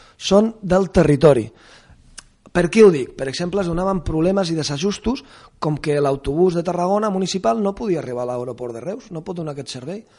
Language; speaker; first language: Catalan; non-native, local second language; Spanish